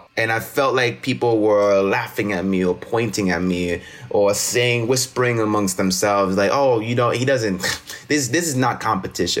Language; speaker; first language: English; non-native, local second language; French